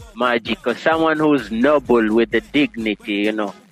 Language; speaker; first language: English; non-native, local second language; Giryama